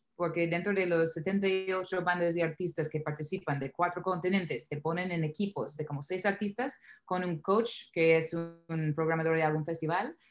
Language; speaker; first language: Spanish; non-native, fluent; English